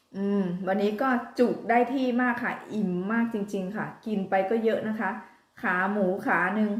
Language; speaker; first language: Thai; native; Thai